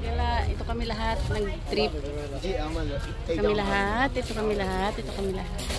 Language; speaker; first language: Filipino; non-native, local second language; Cebuano